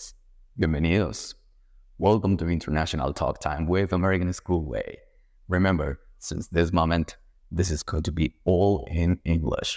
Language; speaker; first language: English; non-native, fluent; Spanish